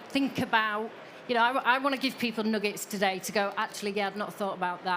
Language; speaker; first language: English; native; English